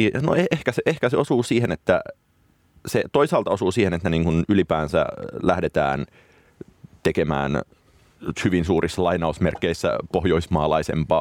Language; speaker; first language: Finnish; native; Finnish